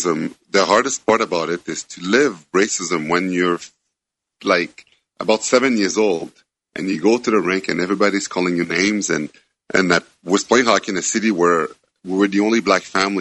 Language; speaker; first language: English; non-native, fluent; French